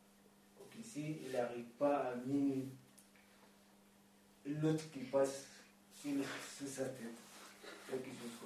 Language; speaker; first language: French; non-native, learner; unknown